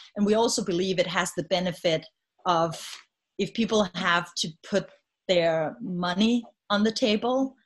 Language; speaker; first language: English; non-native, fluent; Danish